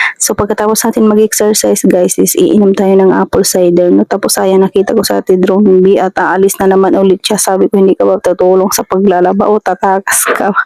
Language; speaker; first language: Filipino; native; Filipino